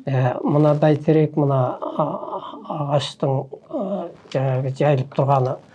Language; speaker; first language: Kazakh; early bilingual, heritage; Kazakh